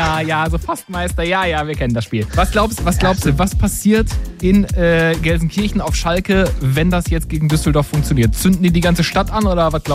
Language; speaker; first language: German; native; German